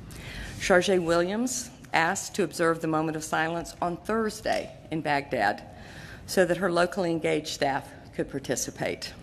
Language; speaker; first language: English; native; English